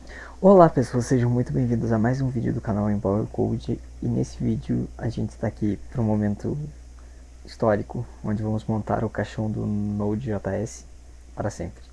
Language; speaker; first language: Portuguese; native; Portuguese